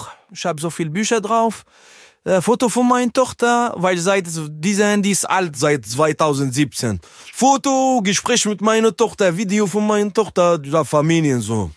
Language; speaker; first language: German; non-native, learner; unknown